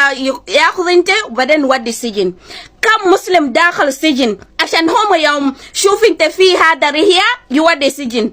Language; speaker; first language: Arabic; non-native, learner; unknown